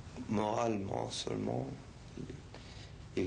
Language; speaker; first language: French; non-native, fluent; Spanish